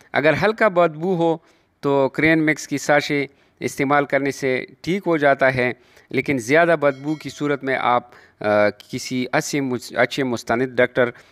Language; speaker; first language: Urdu; non-native, local second language; Pashto